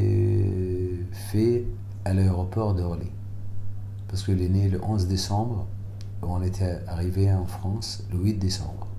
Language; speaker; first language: French; non-native, fluent; Arabic